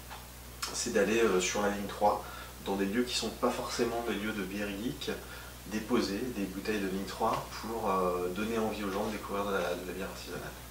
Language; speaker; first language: French; native; French